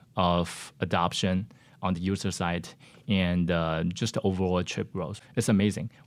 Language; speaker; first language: English; non-native, fluent; Chinese